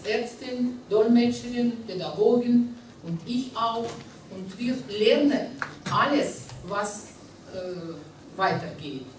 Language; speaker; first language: German; non-native, learner; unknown